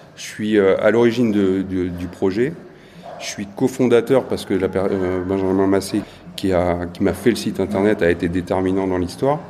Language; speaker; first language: French; native; French